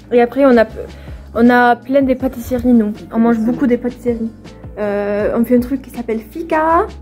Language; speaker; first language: French; non-native, fluent; Swedish